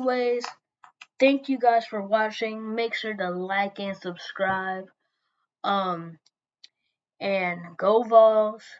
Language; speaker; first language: English; native; English